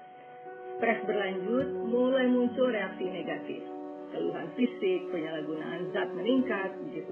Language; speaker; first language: Indonesian; native; Indonesian